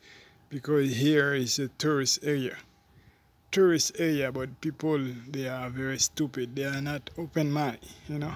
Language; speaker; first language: English; non-native, fluent; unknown